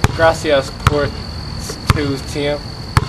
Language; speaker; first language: Spanish; non-native, learner; English